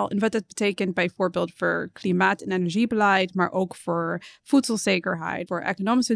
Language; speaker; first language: Dutch; non-native, fluent; English